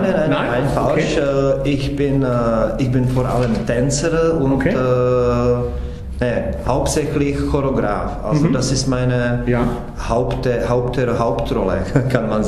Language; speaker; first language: German; non-native, fluent; Czech